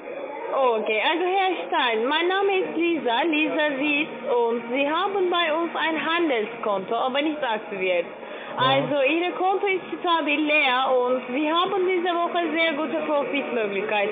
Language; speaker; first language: German; non-native, learner; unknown